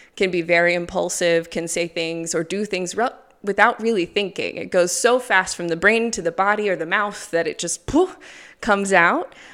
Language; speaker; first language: English; native; English